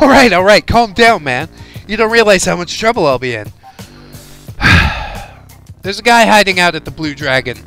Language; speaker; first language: English; native; English